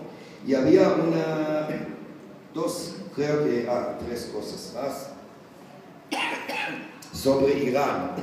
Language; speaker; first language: Spanish; non-native, learner; Hebrew